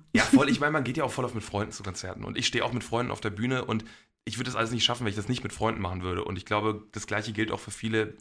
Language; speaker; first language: German; early bilingual, other home language; Polish